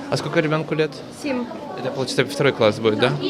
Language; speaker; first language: Russian; native; Russian